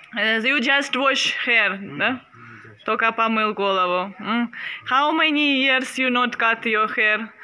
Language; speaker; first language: Russian; native; Russian